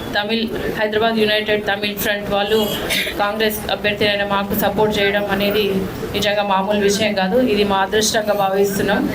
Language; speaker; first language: Telugu; native; Telugu